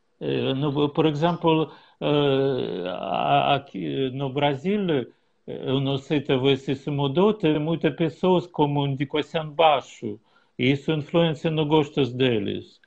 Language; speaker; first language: Portuguese; non-native, learner; Russian